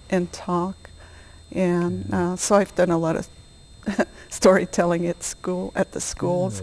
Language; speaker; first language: English; native; English